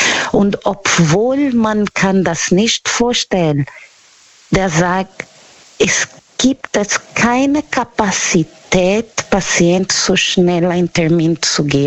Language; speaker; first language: German; non-native, fluent; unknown